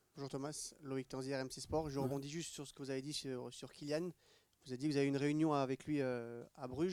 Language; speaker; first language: French; native; French